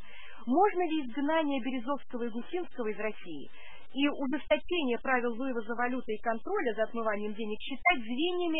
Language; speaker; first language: Russian; native; Russian